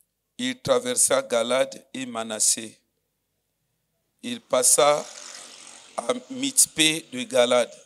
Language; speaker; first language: French; non-native, local second language; Lingala